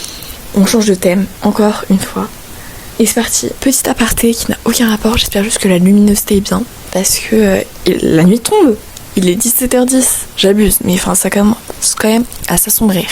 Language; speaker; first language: French; native; French